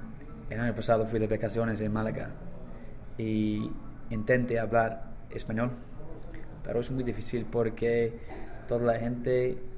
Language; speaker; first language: Spanish; non-native, learner; English